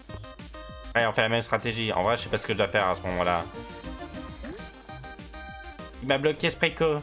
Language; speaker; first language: French; native; French